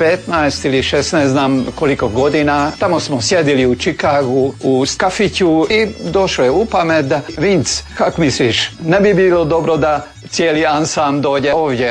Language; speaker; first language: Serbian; early bilingual, heritage; Croatian